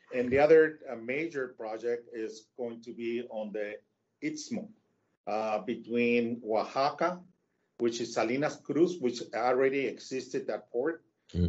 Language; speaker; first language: English; non-native, fluent; Spanish